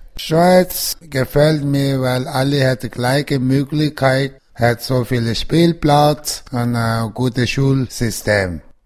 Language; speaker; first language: German; non-native, learner; Tibetan